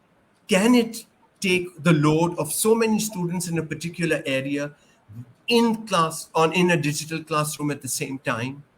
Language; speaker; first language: English; non-native, local second language; Urdu